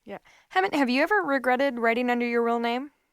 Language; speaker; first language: English; native; English